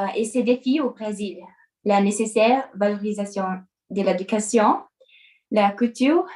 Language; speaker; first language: French; non-native, learner; Portuguese